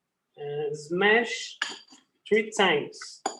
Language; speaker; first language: English; non-native, learner; Portuguese